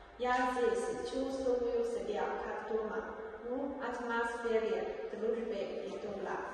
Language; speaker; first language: Russian; non-native, fluent; Chinese